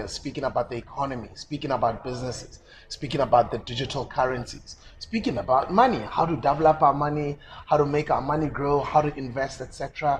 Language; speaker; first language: English; non-native, local second language; Zulu